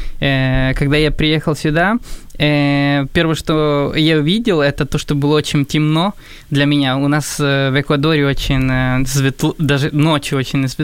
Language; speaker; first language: Russian; non-native, fluent; Spanish